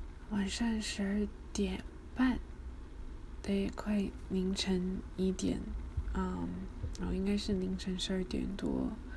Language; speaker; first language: Chinese; early bilingual, other home language; English